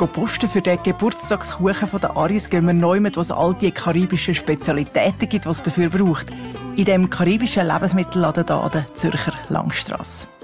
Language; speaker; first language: German; native; German